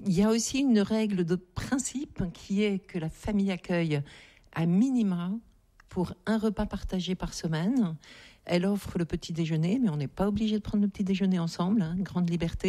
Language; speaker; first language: French; native; French